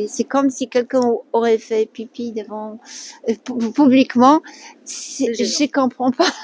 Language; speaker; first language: French; non-native, learner; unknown